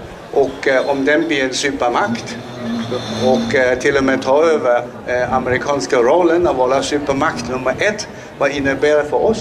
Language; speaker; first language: Swedish; non-native, fluent; Chinese